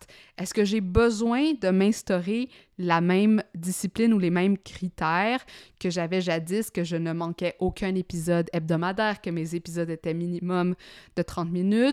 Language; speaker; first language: French; native; French